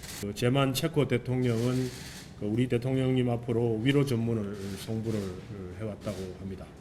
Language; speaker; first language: Korean; native; Korean